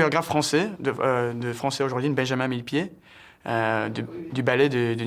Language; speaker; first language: French; early bilingual, heritage; English